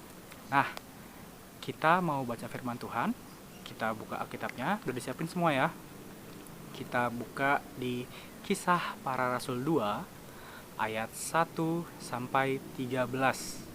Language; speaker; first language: Indonesian; native; Indonesian